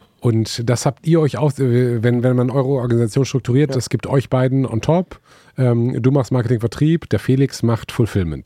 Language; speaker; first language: German; native; German